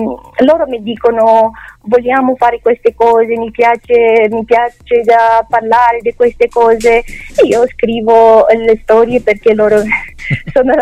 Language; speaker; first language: Italian; non-native, learner; Romanian